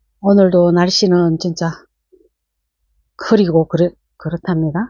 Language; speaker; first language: Korean; native; Korean